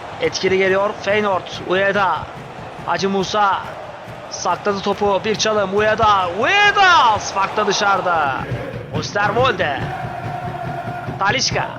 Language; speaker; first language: Turkish; native; Turkish